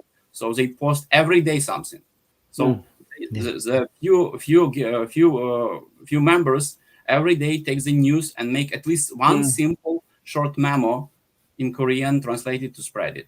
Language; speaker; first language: English; non-native, fluent; Ukrainian